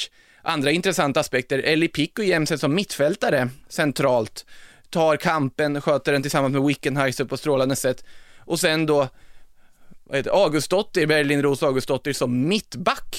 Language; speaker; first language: Swedish; native; Swedish